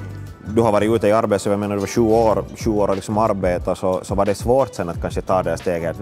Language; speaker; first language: Swedish; native; Swedish